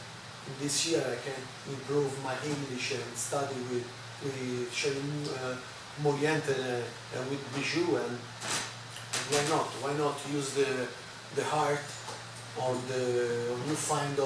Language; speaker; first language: English; non-native, learner; Italian